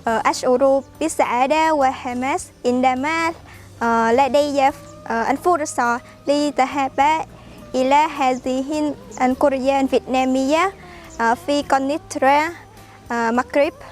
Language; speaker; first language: Arabic; non-native, learner; Vietnamese